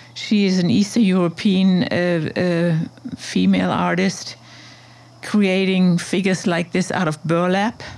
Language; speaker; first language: English; non-native, fluent; German